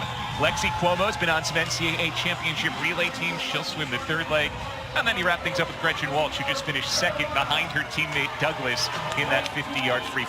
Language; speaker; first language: English; native; English